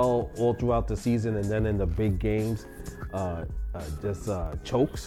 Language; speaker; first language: English; non-native, fluent; Spanish